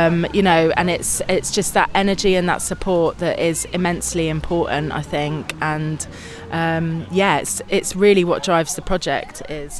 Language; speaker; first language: English; native; English